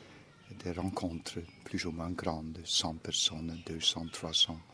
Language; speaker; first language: French; non-native, fluent; Dutch